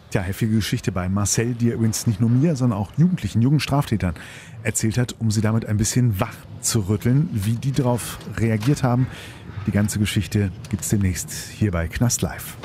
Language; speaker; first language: German; native; German